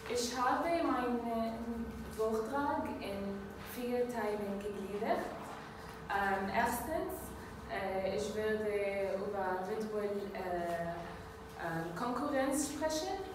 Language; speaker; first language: German; non-native, learner; Arabic